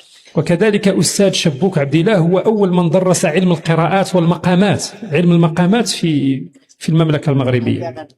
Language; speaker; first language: Arabic; native; Arabic